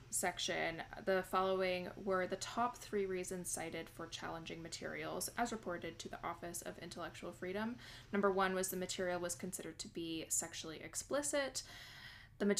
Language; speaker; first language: English; native; English